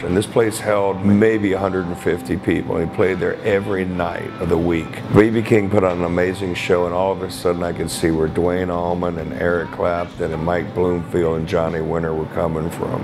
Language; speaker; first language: English; native; English